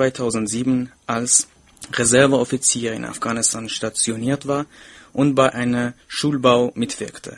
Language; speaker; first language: German; non-native, fluent; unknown